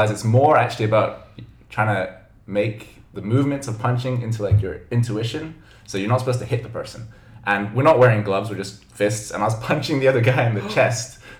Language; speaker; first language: English; native; English